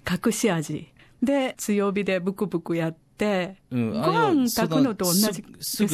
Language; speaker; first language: Japanese; native; Japanese